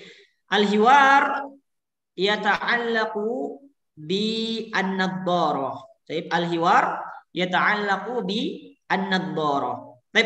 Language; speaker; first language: Arabic; non-native, fluent; Indonesian